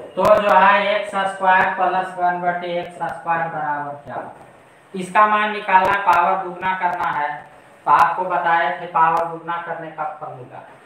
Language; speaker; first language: Hindi; native; Hindi